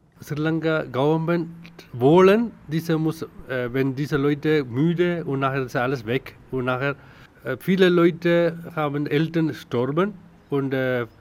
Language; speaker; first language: German; non-native, learner; Tamil